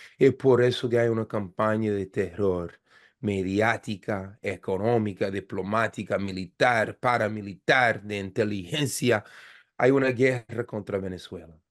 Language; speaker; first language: Spanish; non-native, fluent; English